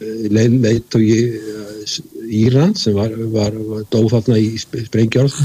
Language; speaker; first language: Icelandic; native; Icelandic